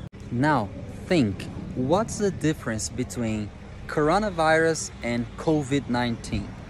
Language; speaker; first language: English; non-native, fluent; Portuguese